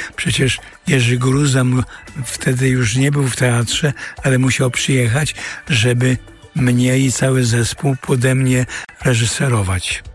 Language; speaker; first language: Polish; early bilingual, heritage; Polish